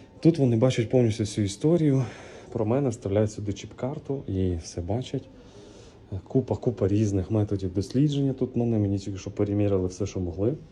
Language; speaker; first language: Ukrainian; native; Ukrainian